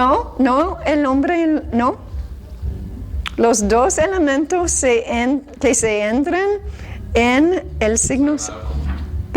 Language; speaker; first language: Spanish; non-native, fluent; English